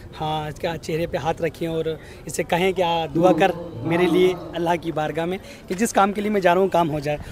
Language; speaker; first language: Hindi; native; Hindi